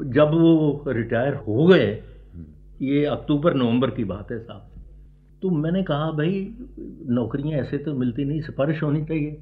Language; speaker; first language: Hindi; native; Hindi